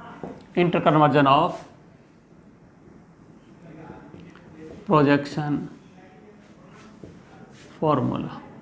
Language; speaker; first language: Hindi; native; Hindi